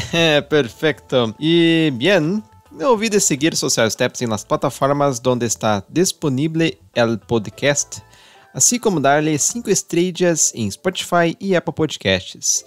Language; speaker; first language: Spanish; non-native, fluent; Portuguese